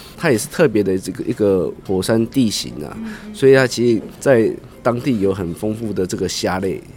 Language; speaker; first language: Chinese; native; Chinese